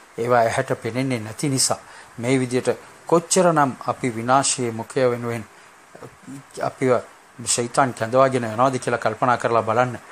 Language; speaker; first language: Sinhala; non-native, local second language; Tamil